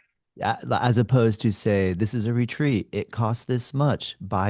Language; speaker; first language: English; native; English